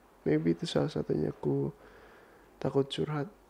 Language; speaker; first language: Indonesian; early bilingual, heritage; Indonesian